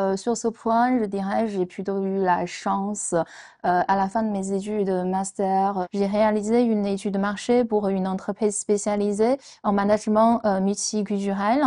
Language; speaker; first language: French; non-native, fluent; Chinese